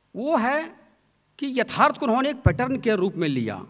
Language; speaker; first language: Hindi; native; Hindi